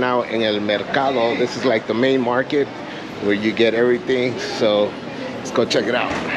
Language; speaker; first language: English; early bilingual, other home language; Spanish